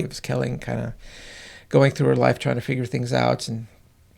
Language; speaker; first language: English; native; English